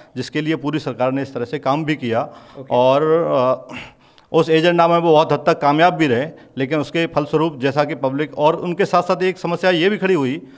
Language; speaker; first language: Hindi; native; Hindi